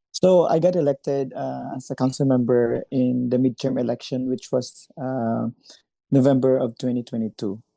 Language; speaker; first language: Filipino; native; Filipino